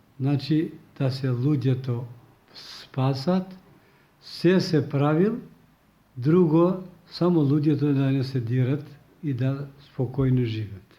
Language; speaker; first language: Macedonian; non-native, local second language; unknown